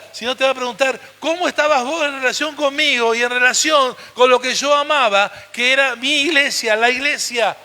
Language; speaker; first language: Spanish; native; Spanish